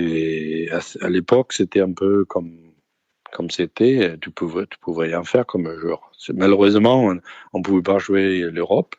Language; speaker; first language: French; non-native, fluent; Danish